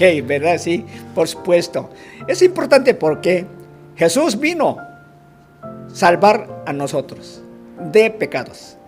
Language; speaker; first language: Spanish; non-native, fluent; Korean